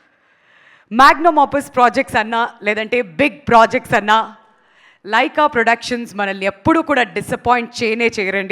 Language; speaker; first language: Telugu; native; Telugu